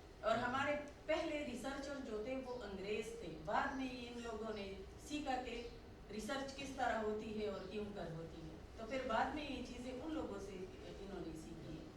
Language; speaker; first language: Urdu; non-native, local second language; Pashto